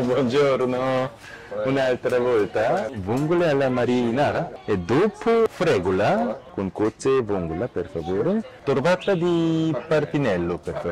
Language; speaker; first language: Italian; non-native, learner; Korean